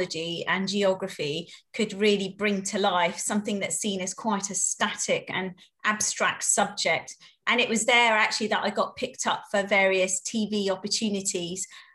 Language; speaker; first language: English; native; English